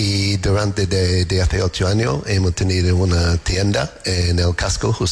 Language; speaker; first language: Spanish; non-native, fluent; English